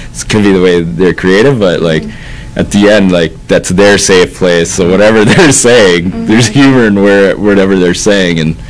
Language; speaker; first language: English; native; English